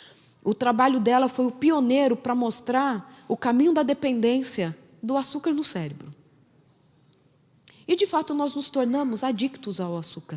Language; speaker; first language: Portuguese; native; Portuguese